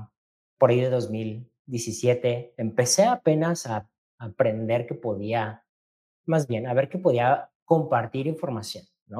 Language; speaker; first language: Spanish; native; Spanish